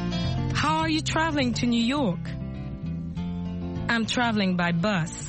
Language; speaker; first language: English; non-native, fluent; French